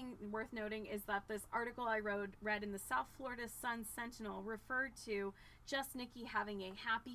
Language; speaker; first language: English; native; English